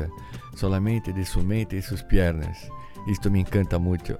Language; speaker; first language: Spanish; non-native, fluent; Portuguese